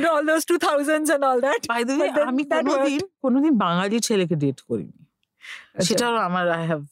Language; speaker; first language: Bangla; early bilingual, heritage; Bangla